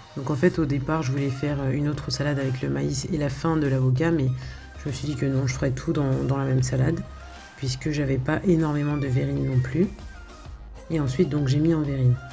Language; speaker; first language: French; native; French